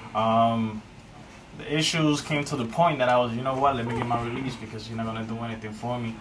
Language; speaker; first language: English; native; English